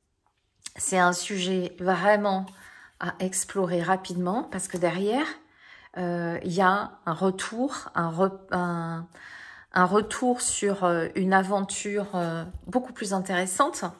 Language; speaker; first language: French; native; French